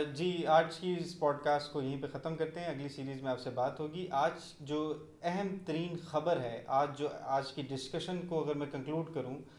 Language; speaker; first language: Urdu; non-native, local second language; Punjabi